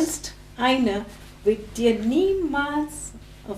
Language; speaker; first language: German; non-native, fluent; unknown